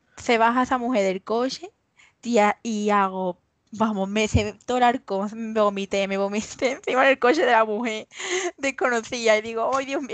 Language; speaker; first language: Spanish; native; Spanish